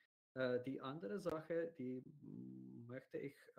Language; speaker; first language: German; non-native, learner; Czech